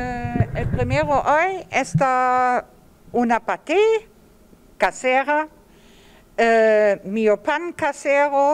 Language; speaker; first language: Spanish; non-native, learner; German